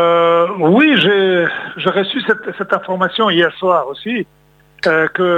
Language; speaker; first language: French; non-native, fluent; Serbian